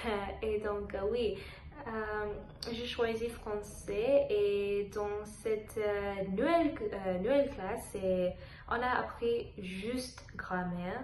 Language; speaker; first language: French; non-native, learner; Telugu